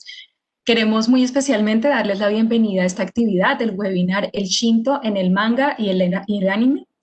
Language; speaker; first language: Spanish; native; Spanish